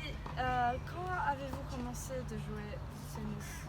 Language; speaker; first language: French; non-native, learner; Turkish